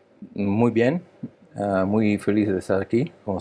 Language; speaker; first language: Spanish; non-native, learner; Italian